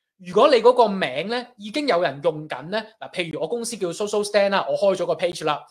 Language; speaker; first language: Cantonese; native; Cantonese